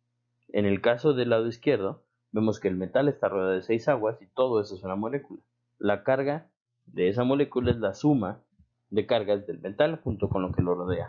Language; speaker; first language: Spanish; native; Spanish